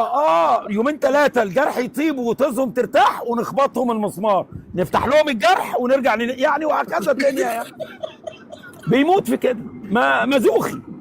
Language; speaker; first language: Arabic; native; Arabic